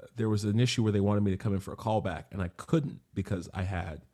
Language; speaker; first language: English; native; English